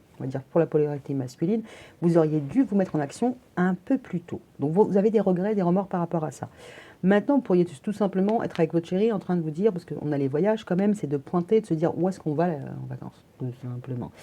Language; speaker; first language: French; native; French